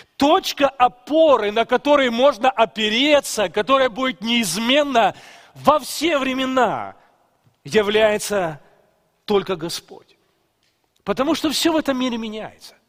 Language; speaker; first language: Russian; native; Russian